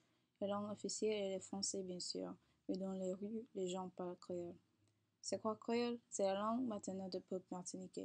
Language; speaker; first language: French; non-native, learner; English